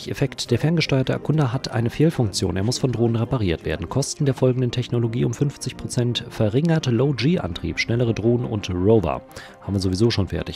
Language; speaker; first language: German; native; German